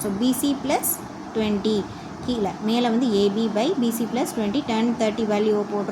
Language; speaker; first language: Tamil; native; Tamil